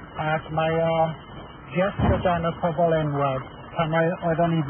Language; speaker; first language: Welsh; native; Welsh